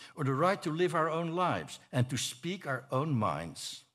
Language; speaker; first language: English; non-native, fluent; Dutch